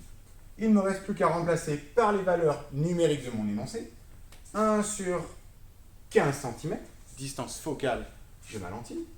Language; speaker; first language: French; native; French